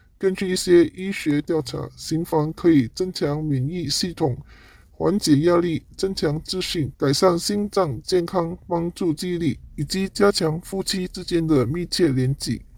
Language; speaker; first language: Chinese; non-native, local second language; Cantonese